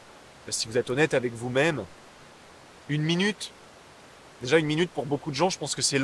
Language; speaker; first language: French; native; French